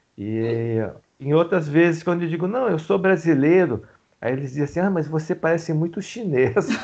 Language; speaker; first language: Portuguese; native; Portuguese